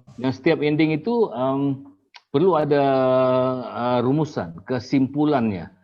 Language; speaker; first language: Malay; native; Malay